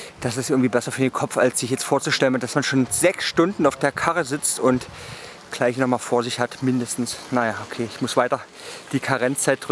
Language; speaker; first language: German; native; German